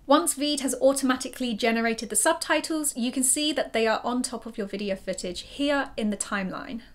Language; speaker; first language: English; native; English